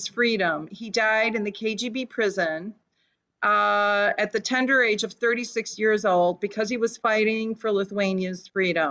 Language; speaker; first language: English; early bilingual, other home language; Lithuanian